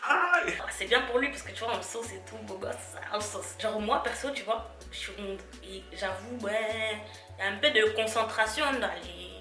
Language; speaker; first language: French; native; French